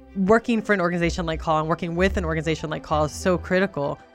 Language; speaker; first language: English; early bilingual, other home language; Spanish